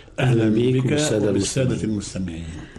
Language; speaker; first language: Arabic; native; Arabic